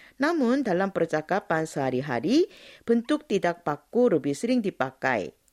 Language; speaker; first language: Indonesian; non-native, fluent; Korean